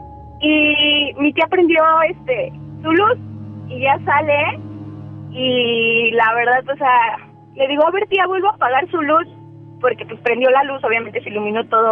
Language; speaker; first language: Spanish; native; Spanish